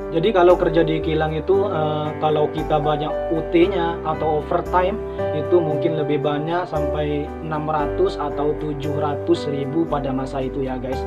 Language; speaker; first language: Indonesian; non-native, local second language; Madurese